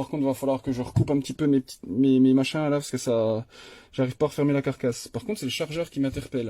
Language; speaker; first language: French; native; French